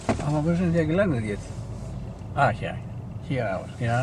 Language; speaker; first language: German; non-native, fluent; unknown